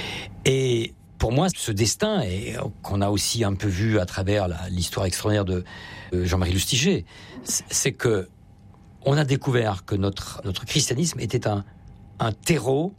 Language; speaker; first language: French; native; French